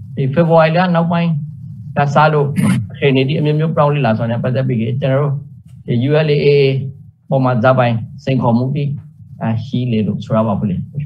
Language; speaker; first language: Burmese; native; Burmese